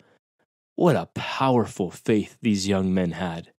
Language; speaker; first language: English; native; English